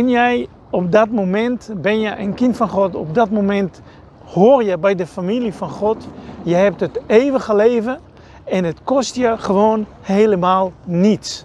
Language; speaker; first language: Dutch; non-native, fluent; Hebrew